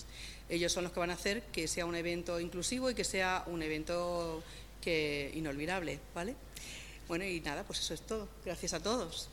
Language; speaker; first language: Spanish; native; Spanish